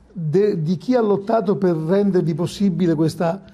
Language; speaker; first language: Italian; native; Italian